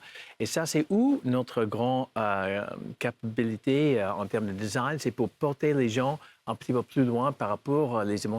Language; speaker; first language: French; non-native, fluent; English